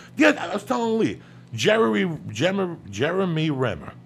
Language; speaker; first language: English; non-native, fluent; Spanish